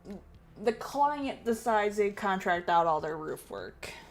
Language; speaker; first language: English; native; English